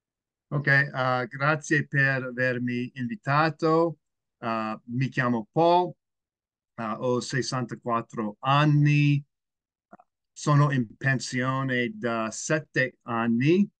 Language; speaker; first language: Italian; non-native, learner; English